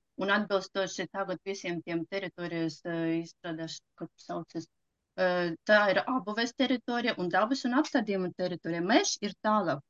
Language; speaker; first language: Latvian; native; Latvian